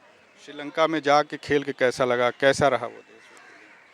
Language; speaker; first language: Hindi; native; Hindi